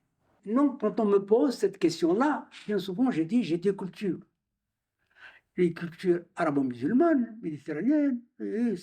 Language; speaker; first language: French; non-native, local second language; Arabic